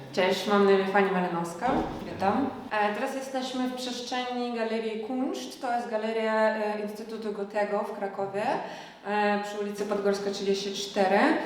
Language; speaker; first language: Polish; non-native, fluent; Ukrainian